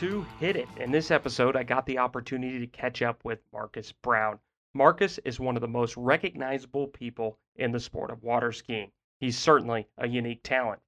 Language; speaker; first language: English; native; English